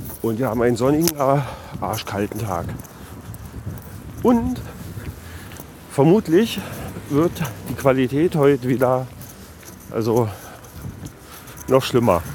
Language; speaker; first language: German; native; German